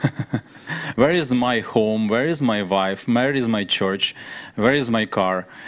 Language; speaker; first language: English; non-native, learner; Ukrainian